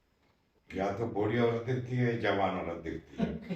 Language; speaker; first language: Hindi; native; Hindi